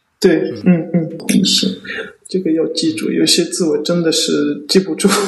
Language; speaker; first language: Chinese; early bilingual, heritage; Chinese